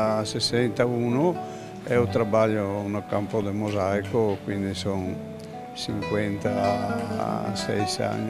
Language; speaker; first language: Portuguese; non-native, learner; Italian